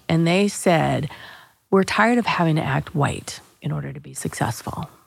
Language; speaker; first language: English; native; English